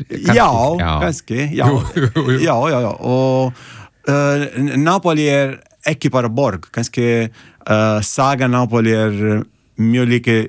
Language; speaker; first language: Icelandic; non-native, learner; Italian